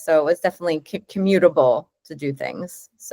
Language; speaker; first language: English; native; English